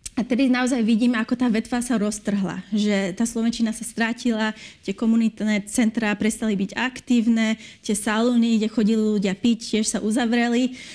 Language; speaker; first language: Slovak; early bilingual, heritage; Slovak